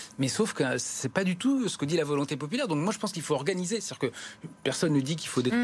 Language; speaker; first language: French; native; French